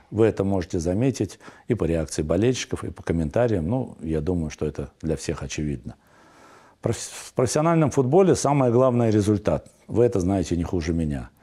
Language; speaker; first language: Russian; non-native, local second language; Armenian